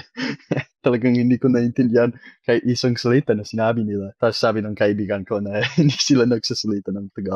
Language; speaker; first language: Filipino; non-native, fluent; English